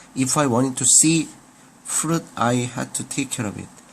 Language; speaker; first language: English; non-native, fluent; Korean